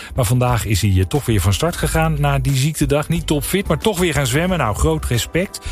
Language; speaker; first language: Dutch; native; Dutch